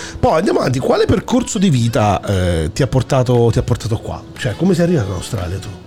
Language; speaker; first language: Italian; native; Italian